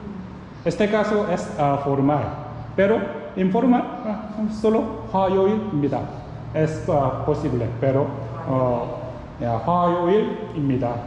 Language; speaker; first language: Spanish; non-native, learner; Korean